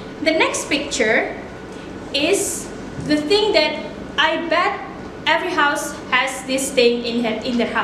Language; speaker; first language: English; non-native, fluent; Indonesian